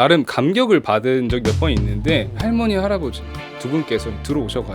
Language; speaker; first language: Korean; native; Korean